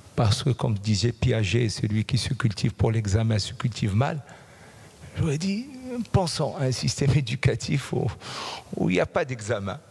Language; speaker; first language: French; non-native, local second language; Arabic